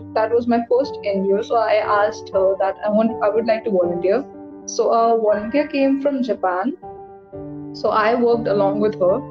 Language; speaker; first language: English; non-native, local second language; Hindi